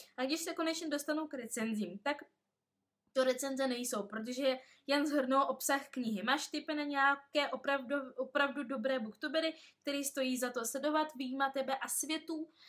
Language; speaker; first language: Czech; non-native, fluent; Russian